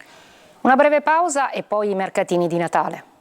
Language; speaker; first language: Italian; native; Italian